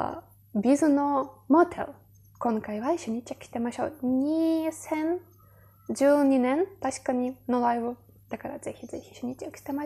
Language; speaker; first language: Japanese; non-native, fluent; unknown